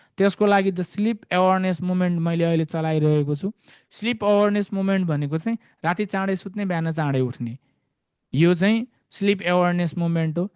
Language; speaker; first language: Nepali; native; Nepali